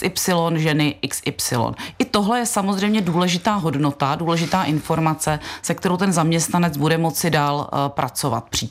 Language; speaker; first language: Czech; native; Czech